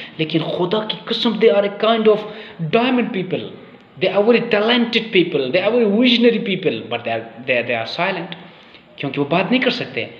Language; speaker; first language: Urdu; non-native, local second language; Khowar